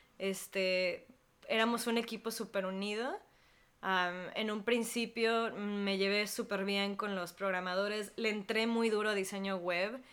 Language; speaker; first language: Spanish; native; Spanish